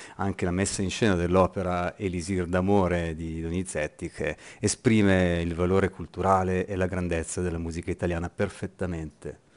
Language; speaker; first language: Italian; native; Italian